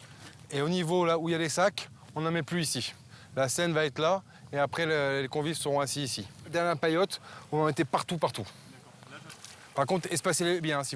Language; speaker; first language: French; native; French